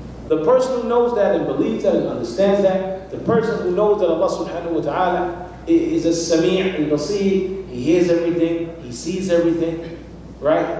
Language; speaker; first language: English; native; English